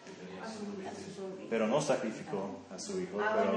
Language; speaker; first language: Spanish; non-native, fluent; English